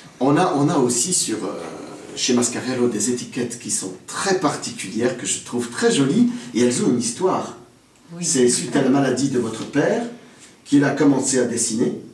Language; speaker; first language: French; native; French